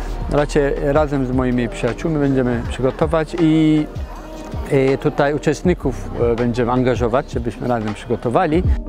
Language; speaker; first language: Polish; non-native, fluent; Turkish